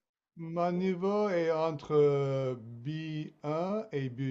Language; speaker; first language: French; non-native, fluent; English